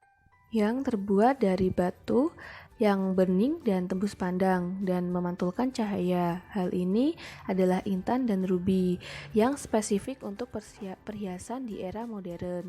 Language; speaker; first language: Indonesian; native; Indonesian